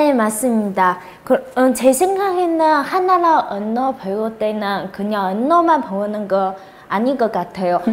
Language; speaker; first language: Korean; non-native, fluent; Chinese